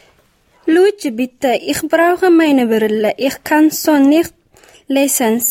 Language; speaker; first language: German; non-native, learner; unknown